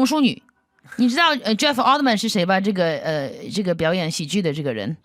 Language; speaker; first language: Chinese; native; Chinese